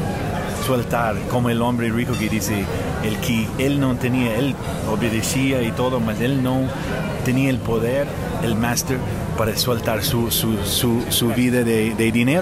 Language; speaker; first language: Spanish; non-native, fluent; English